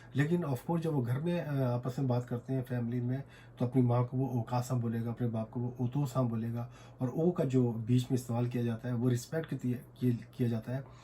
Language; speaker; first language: Urdu; native; Urdu